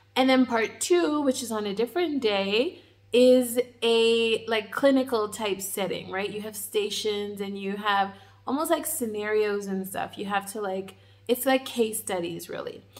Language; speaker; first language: English; native; English